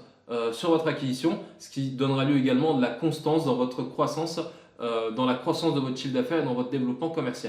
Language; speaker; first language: French; native; French